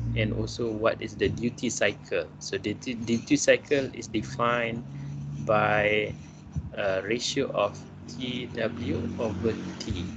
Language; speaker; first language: English; non-native, local second language; Malay